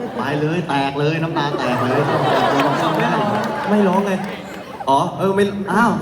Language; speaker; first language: Thai; native; Thai